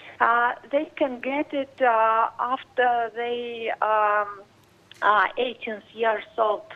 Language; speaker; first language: English; non-native, learner; Russian